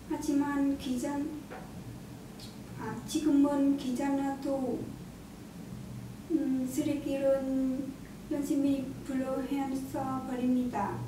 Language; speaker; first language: Korean; non-native, learner; Vietnamese